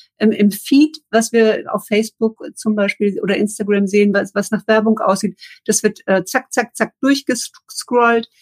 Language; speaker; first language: German; native; German